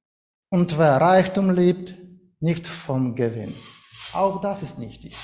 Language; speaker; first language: German; non-native, learner; Ukrainian